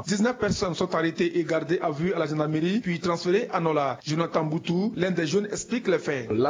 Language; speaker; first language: French; non-native, local second language; Sango